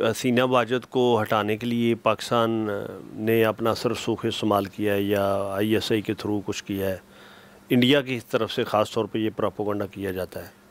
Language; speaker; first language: Urdu; non-native, local second language; Punjabi